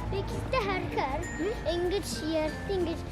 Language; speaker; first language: Mongolian; early bilingual, heritage; Mongolian